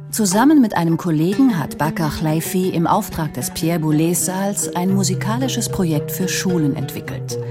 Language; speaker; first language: German; native; German